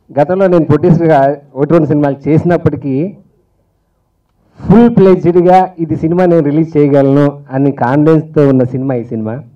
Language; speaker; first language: Telugu; native; Telugu